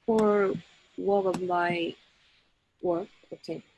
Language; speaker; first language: English; non-native, learner; Korean